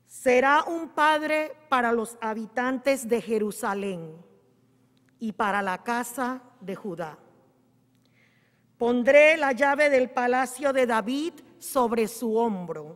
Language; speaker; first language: Spanish; native; Spanish